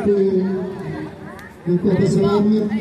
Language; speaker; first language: Filipino; native; Filipino